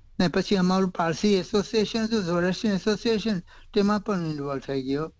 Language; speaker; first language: Gujarati; native; Gujarati